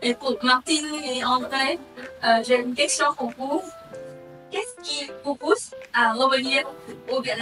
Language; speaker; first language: French; non-native, fluent; Vietnamese